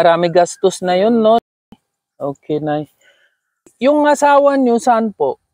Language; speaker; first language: Filipino; non-native, learner; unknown